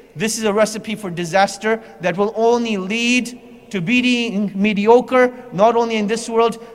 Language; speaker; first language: English; native; English